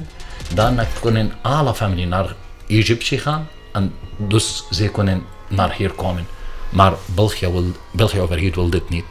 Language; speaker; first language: Dutch; non-native, learner; Arabic